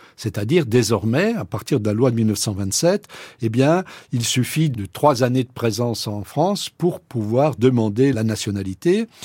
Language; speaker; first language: French; native; French